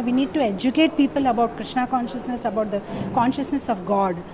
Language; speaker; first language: English; non-native, local second language; Telugu